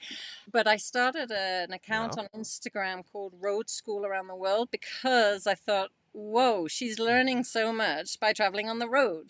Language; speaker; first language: English; native; English